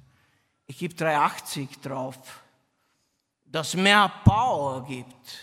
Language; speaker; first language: German; non-native, fluent; Romanian